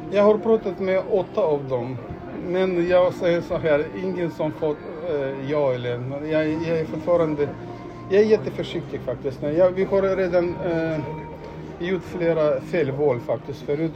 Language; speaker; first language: Swedish; non-native, fluent; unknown